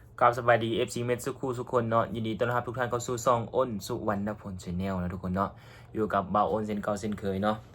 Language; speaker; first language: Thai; non-native, local second language; Northeastern Thai